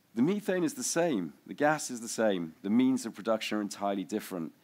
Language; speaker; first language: English; native; English